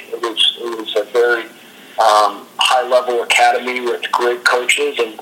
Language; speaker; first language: English; native; English